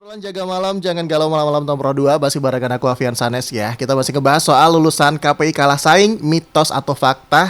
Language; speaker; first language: Indonesian; native; Indonesian